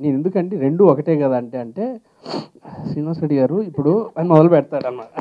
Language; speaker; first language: Telugu; native; Telugu